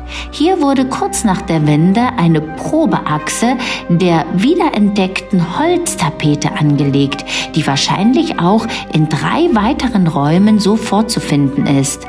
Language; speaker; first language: German; native; German